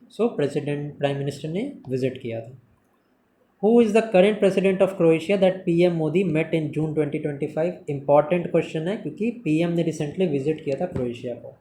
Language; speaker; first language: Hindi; native; Hindi